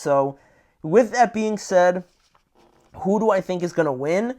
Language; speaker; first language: English; native; English